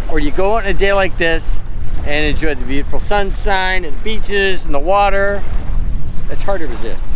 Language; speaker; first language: English; native; English